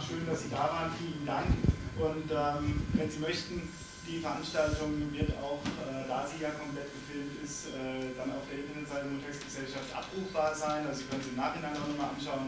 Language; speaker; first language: German; native; German